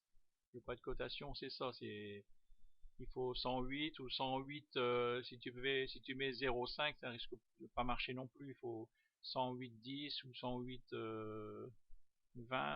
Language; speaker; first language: French; native; French